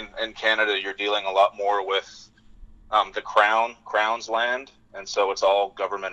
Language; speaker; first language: English; native; English